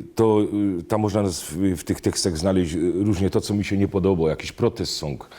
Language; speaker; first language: Polish; native; Polish